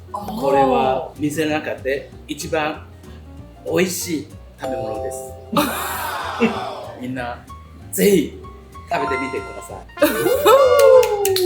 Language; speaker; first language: Japanese; non-native, learner; Chinese